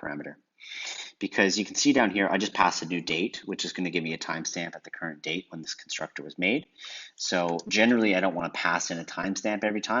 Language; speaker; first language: English; native; English